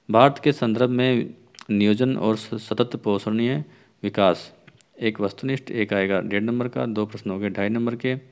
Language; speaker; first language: Hindi; native; Hindi